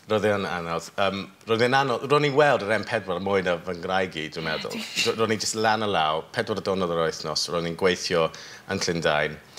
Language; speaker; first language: Welsh; non-native, learner; English